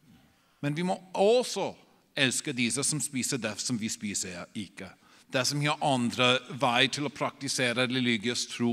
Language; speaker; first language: Norwegian; non-native, fluent; English